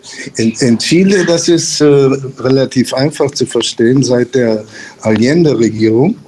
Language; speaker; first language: German; non-native, fluent; Spanish